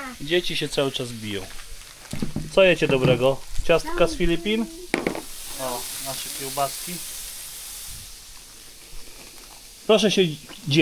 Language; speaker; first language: Polish; native; Polish